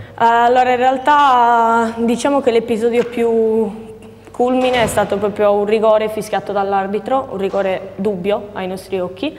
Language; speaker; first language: Italian; native; Italian